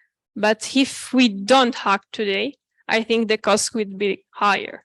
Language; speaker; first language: English; non-native, fluent; Italian